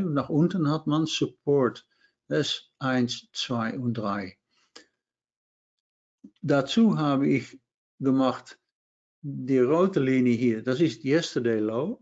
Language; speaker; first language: German; non-native, learner; Dutch